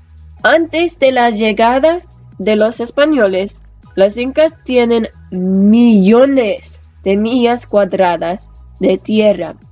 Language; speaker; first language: Spanish; non-native, learner; English